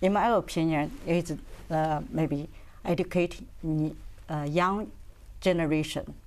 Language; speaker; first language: English; non-native, learner; Chinese